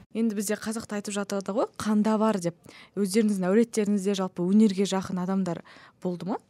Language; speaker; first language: Kazakh; native; Kazakh